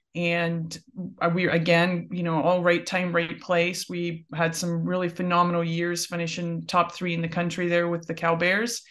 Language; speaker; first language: English; native; English